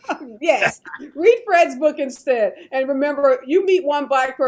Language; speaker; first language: English; native; English